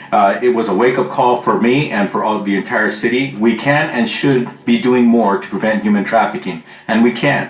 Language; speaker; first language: English; native; English